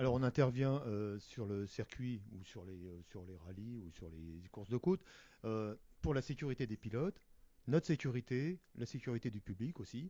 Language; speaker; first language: French; native; French